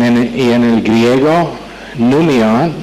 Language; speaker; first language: Spanish; non-native, fluent; English